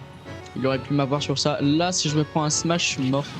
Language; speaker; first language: French; native; French